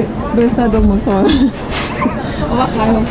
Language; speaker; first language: Korean; non-native, learner; Thai